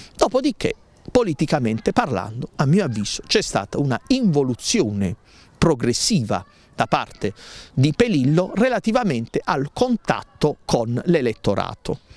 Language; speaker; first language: Italian; native; Italian